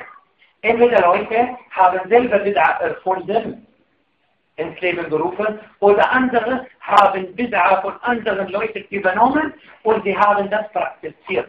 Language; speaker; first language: German; non-native, fluent; Arabic